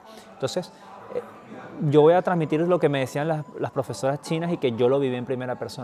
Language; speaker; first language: Spanish; native; Spanish